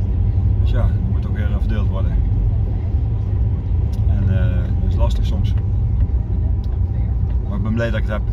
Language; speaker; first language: Dutch; native; Dutch